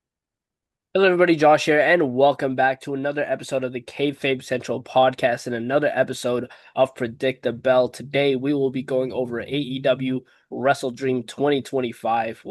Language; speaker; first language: English; native; English